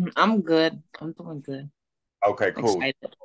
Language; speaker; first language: English; native; English